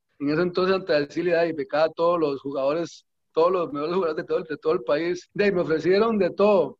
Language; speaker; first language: Spanish; native; Spanish